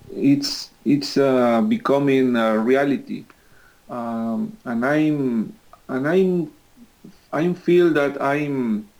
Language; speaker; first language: English; non-native, fluent; Spanish